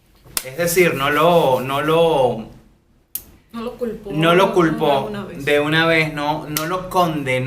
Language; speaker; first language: Spanish; native; Spanish